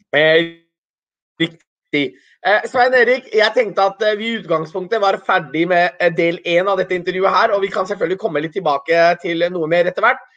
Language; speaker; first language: Norwegian; early bilingual, other home language; Urdu